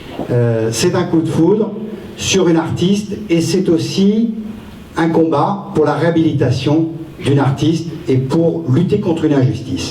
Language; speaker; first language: French; native; French